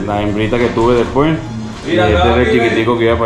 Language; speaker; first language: Spanish; native; Spanish